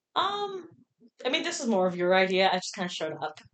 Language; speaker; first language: English; early bilingual, other home language; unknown